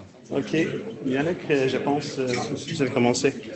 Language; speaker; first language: French; native; French